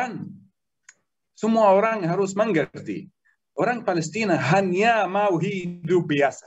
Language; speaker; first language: Indonesian; non-native, learner; Arabic